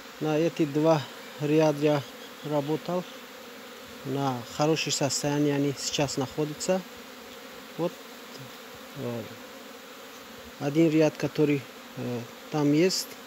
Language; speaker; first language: Russian; non-native, learner; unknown